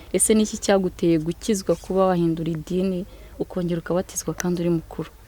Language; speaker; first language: Kinyarwanda; native; Kinyarwanda